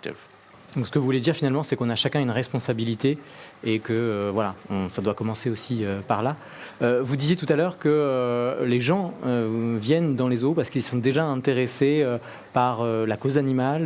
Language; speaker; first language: French; native; French